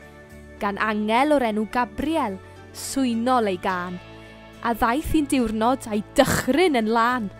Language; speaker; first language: Welsh; native; Welsh